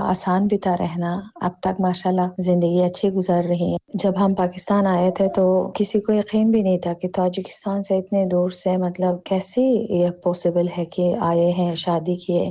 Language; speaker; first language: Urdu; non-native, fluent; Tajik